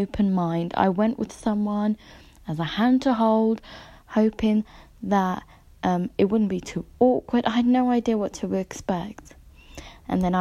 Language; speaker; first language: English; native; English